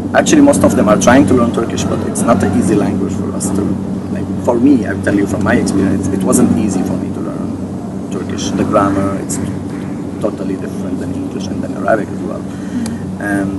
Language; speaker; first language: English; non-native, fluent; Arabic